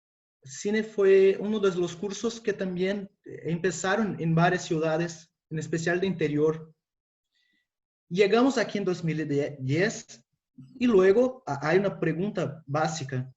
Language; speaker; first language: Spanish; non-native, fluent; Portuguese